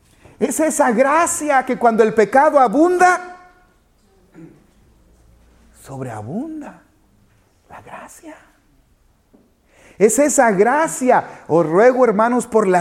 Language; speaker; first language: Spanish; native; Spanish